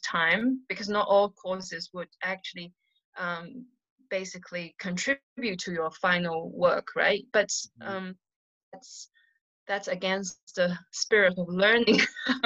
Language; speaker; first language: English; non-native, fluent; Wu Chinese